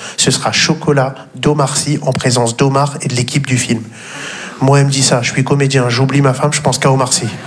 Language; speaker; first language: French; native; French